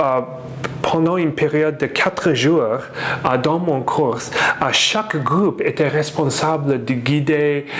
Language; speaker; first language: French; non-native, learner; English